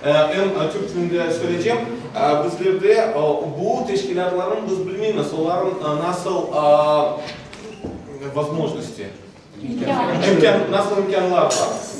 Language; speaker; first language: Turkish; non-native, learner; Tatar